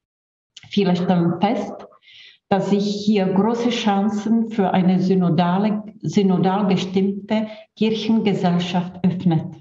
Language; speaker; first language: German; non-native, fluent; Czech